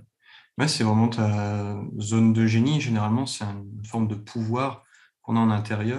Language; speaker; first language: French; native; French